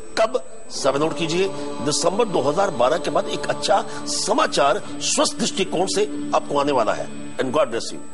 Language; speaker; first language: Hindi; native; Hindi